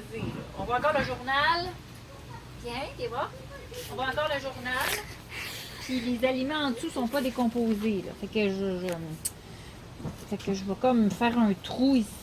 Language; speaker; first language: French; native; French